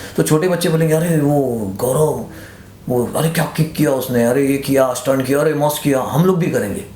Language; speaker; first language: Hindi; non-native, local second language; Marathi